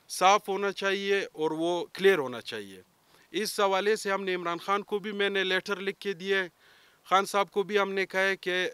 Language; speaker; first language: Urdu; non-native, local second language; Pashto